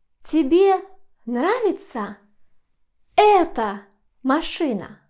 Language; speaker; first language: Russian; non-native, fluent; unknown